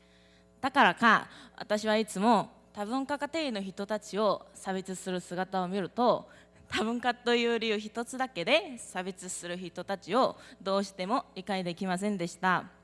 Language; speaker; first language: Japanese; non-native, learner; Korean